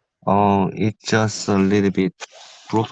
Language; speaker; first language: English; non-native, learner; Korean